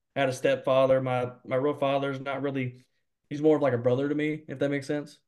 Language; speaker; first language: English; native; English